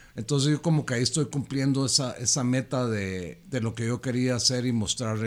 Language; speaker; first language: Spanish; native; Spanish